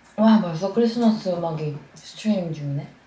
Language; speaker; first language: Korean; native; Korean